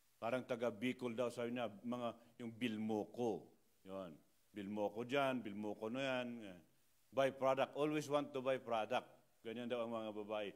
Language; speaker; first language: Filipino; non-native, local second language; Iloko